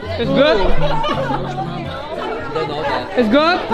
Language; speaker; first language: English; non-native, learner; Indonesian